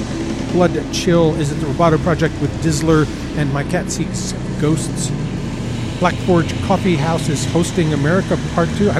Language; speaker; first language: English; native; English